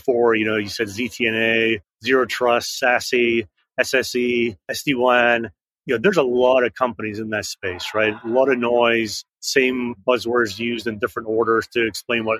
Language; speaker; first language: English; native; English